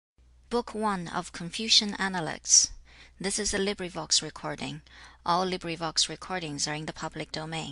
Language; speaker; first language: English; non-native, fluent; Chinese